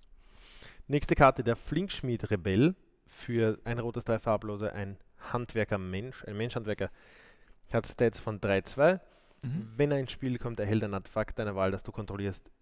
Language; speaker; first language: German; native; German